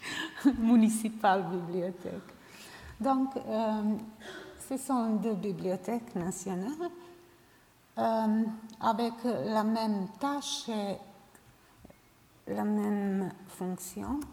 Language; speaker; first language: French; non-native, learner; Serbian